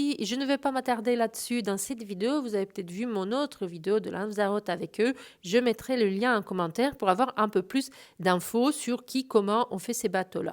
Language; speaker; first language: French; native; French